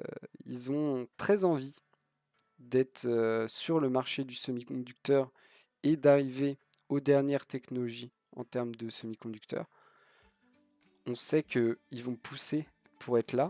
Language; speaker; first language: French; native; French